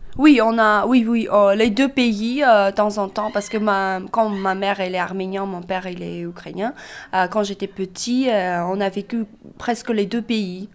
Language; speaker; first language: French; non-native, learner; Russian